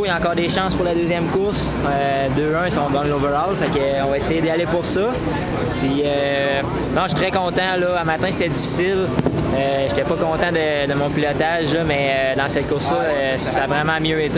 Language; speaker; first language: French; native; French